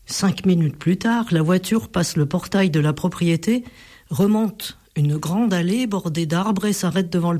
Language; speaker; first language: French; native; French